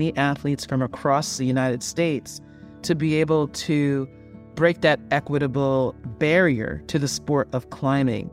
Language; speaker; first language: English; native; English